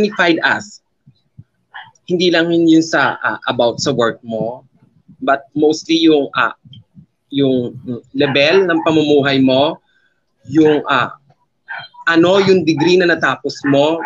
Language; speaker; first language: English; non-native, local second language; Filipino